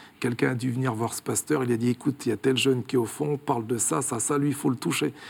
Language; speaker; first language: French; early bilingual, other home language; Kabuverdianu